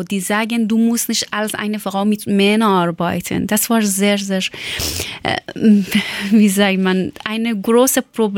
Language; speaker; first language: German; non-native, learner; Persian